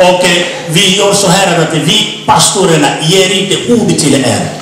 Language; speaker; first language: Swedish; non-native, learner; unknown